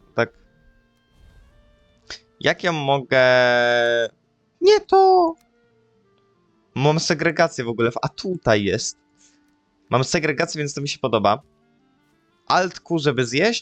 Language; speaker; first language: Polish; native; Polish